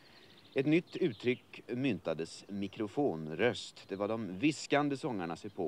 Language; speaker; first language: Swedish; native; Swedish